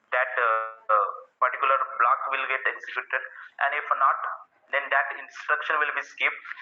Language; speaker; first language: English; non-native, local second language; Marathi